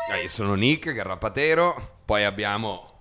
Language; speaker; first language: Italian; non-native, fluent; Spanish